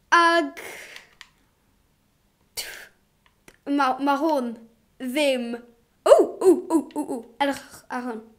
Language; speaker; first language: Welsh; non-native, local second language; English